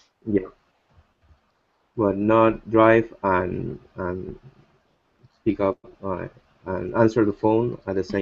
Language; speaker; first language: English; non-native, learner; Spanish